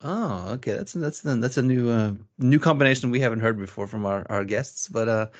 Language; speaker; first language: English; non-native, fluent; Norwegian